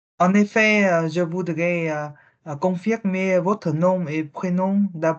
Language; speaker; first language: French; non-native, learner; Vietnamese